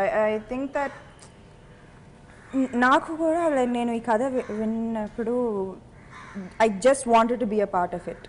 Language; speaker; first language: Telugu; non-native, fluent; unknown